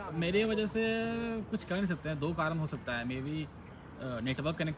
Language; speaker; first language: Hindi; native; Hindi